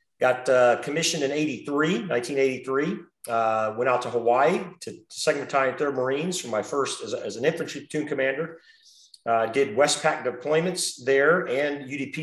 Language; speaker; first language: English; native; English